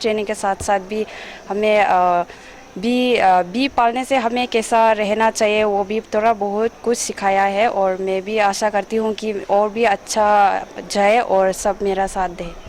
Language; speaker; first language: Hindi; non-native, local second language; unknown